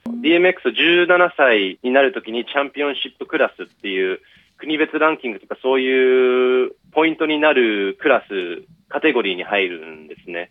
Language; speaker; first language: Japanese; early bilingual, heritage; Japanese